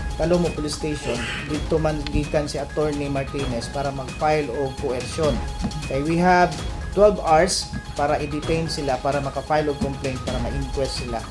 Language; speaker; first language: Cebuano; native; Cebuano